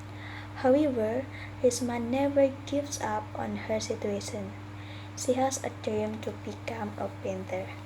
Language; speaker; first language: English; non-native, learner; Indonesian